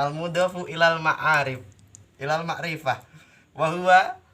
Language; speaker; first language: Arabic; non-native, learner; Indonesian